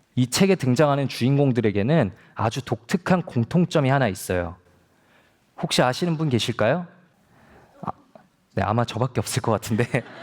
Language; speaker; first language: Korean; native; Korean